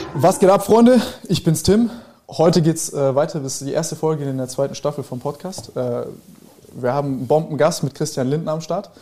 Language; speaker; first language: German; early bilingual, other home language; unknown